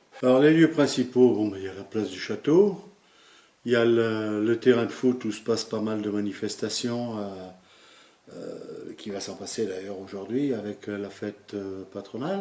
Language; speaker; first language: French; native; French